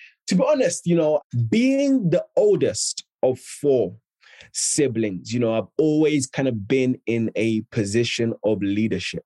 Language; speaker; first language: English; native; English